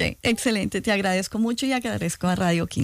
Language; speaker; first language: Spanish; native; Spanish